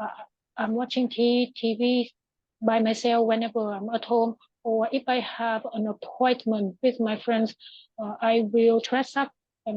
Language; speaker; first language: English; non-native, learner; Vietnamese